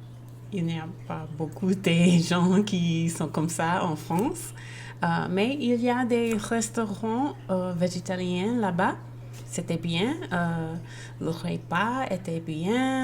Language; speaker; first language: French; non-native, learner; English